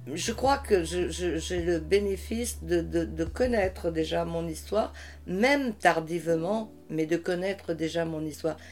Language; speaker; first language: French; early bilingual, heritage; French